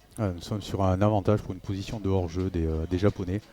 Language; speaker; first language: French; native; French